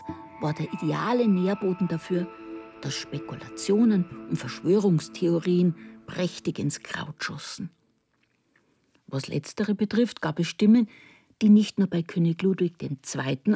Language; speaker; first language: German; native; German